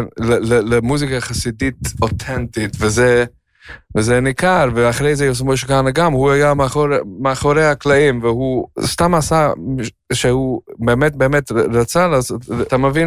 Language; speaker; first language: Hebrew; non-native, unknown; Yiddish